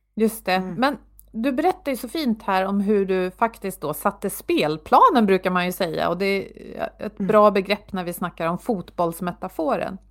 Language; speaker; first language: Swedish; native; Swedish